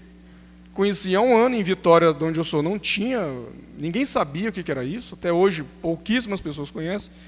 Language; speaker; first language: Portuguese; native; Portuguese